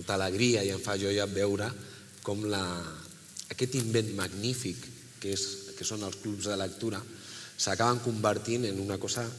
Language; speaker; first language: Catalan; non-native, local second language; Spanish